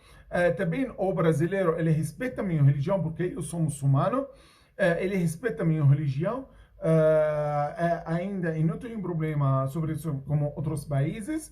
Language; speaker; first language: Portuguese; non-native, learner; Arabic